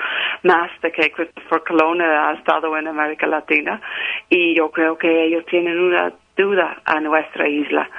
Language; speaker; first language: Spanish; non-native, fluent; English